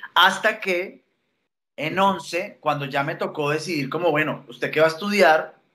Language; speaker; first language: Spanish; native; Spanish